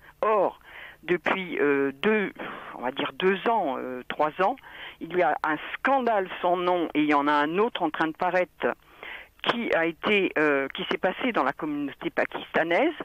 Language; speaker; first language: French; native; French